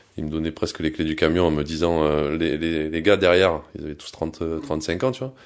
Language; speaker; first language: French; native; French